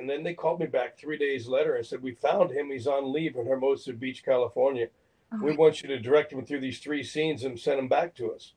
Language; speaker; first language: English; native; English